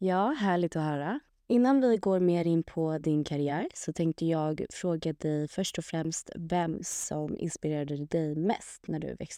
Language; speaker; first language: Swedish; native; Swedish